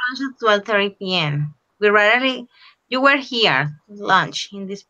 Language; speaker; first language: English; non-native, fluent; Spanish